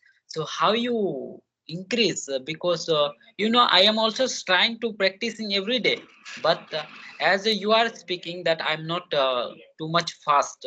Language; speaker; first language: English; non-native, learner; Hindi